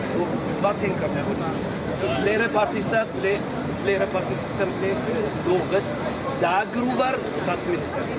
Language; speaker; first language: Norwegian; non-native, learner; Amharic